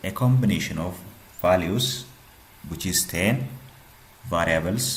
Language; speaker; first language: English; non-native, local second language; Amharic